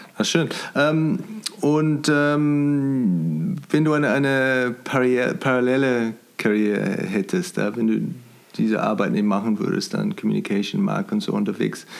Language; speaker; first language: German; non-native, fluent; English